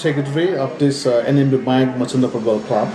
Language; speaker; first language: English; non-native, learner; Nepali